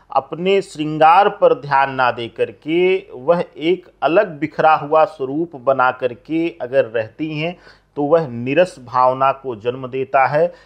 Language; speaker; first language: Hindi; native; Hindi